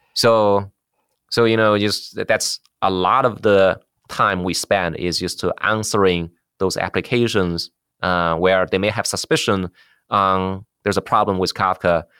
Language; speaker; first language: English; non-native, fluent; Chinese